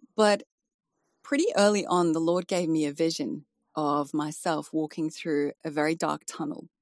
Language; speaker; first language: English; native; English